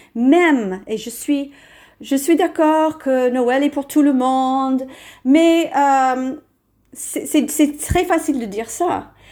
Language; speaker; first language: French; non-native, fluent; English